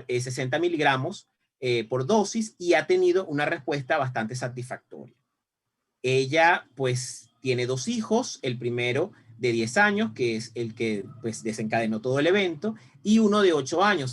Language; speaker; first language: Spanish; native; Spanish